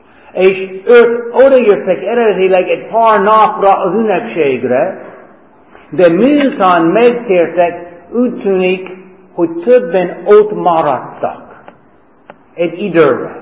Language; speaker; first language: Hungarian; non-native, fluent; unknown